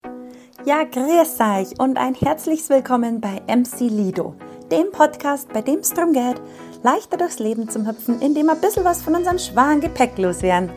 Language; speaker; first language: German; native; German